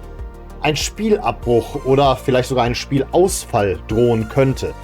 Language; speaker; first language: German; native; German